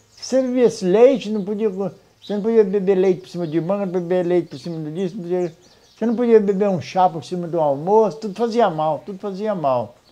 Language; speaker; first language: Portuguese; native; Portuguese